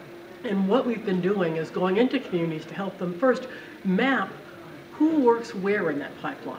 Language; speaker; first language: English; native; English